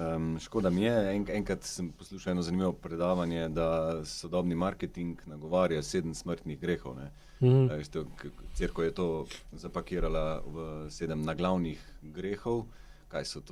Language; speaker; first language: Slovenian; native; Slovenian